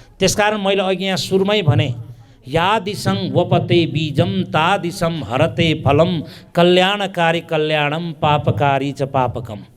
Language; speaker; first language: Nepali; non-native, local second language; Newari